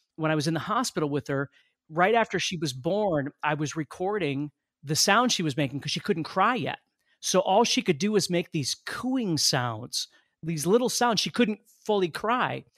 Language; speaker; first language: English; native; English